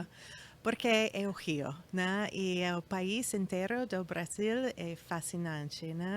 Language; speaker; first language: Portuguese; non-native, fluent; English